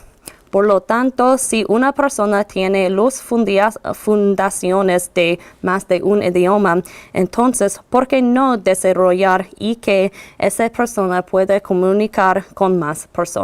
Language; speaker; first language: Spanish; non-native, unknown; English